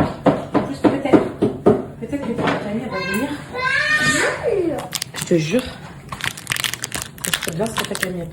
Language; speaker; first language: French; native; French